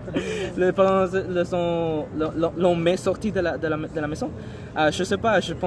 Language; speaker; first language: French; non-native, learner; English